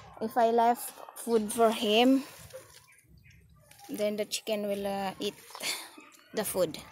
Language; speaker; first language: English; non-native, local second language; Filipino